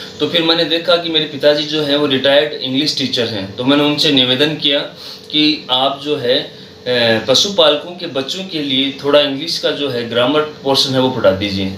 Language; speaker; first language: Hindi; native; Hindi